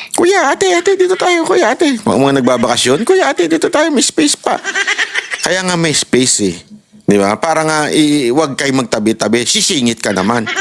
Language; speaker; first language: Filipino; native; Filipino